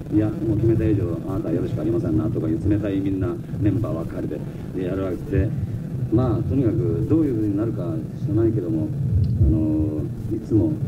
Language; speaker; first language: Japanese; native; Japanese